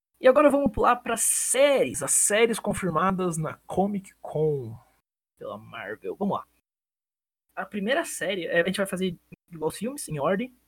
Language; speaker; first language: Portuguese; native; Portuguese